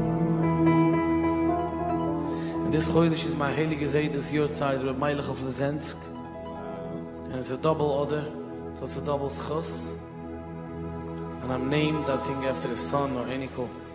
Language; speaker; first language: English; early bilingual, other home language; Yiddish